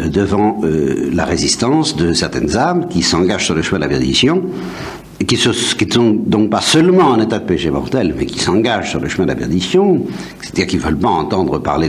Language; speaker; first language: French; native; French